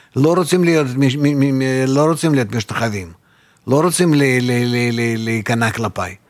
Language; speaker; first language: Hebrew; non-native, fluent; Russian